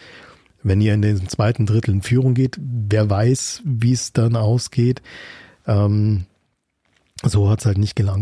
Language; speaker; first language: German; native; German